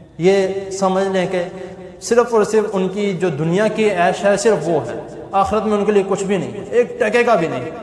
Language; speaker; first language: Urdu; non-native, local second language; Punjabi